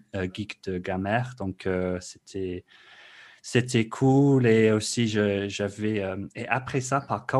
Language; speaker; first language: French; non-native, fluent; English